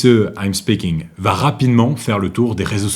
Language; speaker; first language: French; native; French